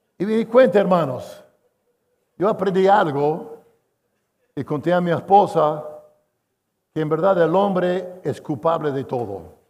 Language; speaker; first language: Spanish; non-native, fluent; English